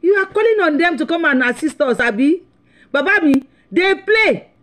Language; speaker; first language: English; non-native, local second language; Yoruba